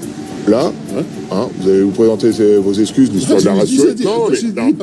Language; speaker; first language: French; native; French